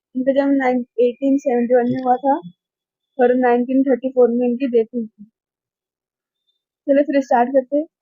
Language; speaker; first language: Hindi; non-native, local second language; Marathi